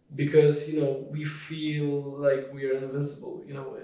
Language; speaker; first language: English; non-native, fluent; Polish